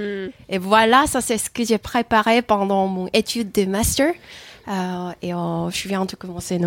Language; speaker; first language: French; non-native, fluent; Korean